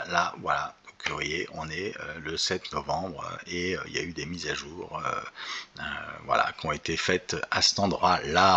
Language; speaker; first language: French; native; French